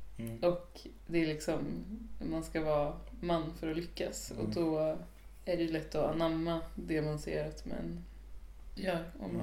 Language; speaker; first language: Swedish; native; Swedish